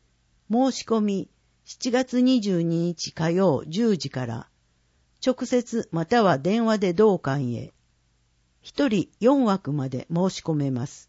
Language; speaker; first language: Japanese; native; Japanese